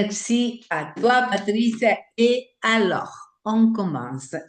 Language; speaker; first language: French; non-native, fluent; Spanish